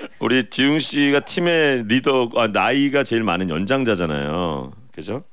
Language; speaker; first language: Korean; native; Korean